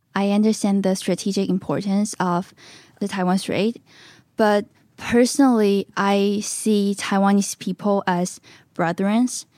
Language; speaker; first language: English; non-native, fluent; Chinese